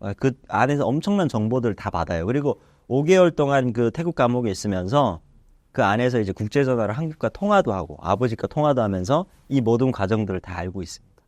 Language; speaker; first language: Korean; native; Korean